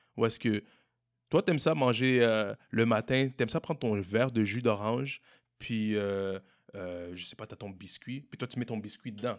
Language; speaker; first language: French; native; French